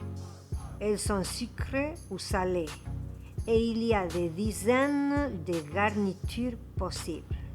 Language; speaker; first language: French; non-native, fluent; Spanish